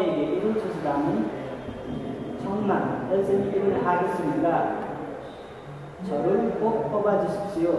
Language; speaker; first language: Korean; non-native, learner; Nepali